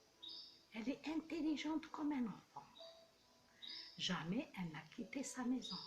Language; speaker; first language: French; non-native, local second language; Arabic